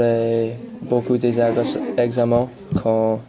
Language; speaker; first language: French; non-native, learner; English